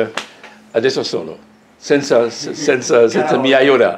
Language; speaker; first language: Italian; non-native, learner; German